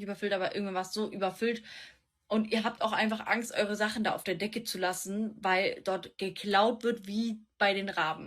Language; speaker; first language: German; native; German